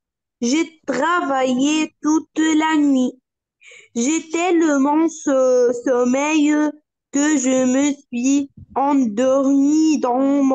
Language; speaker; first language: French; non-native, learner; Arabic